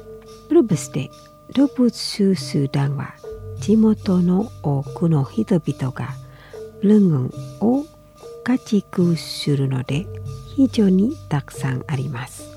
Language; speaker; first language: Japanese; non-native, fluent; Indonesian